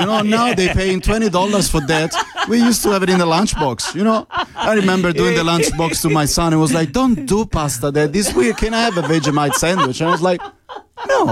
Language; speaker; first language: English; non-native, fluent; Italian